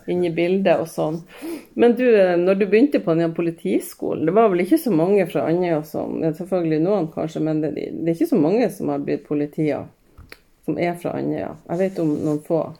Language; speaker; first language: Norwegian; native; Norwegian